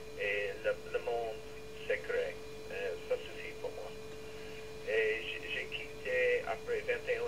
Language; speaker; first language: French; non-native, learner; English